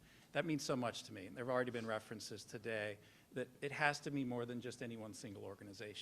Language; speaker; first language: English; native; English